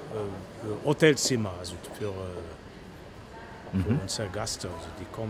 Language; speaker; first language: German; non-native, learner; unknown